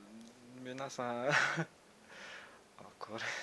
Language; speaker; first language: Japanese; non-native, learner; Mongolian